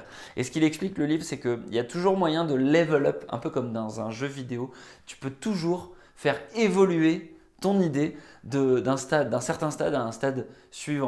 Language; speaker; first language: French; native; French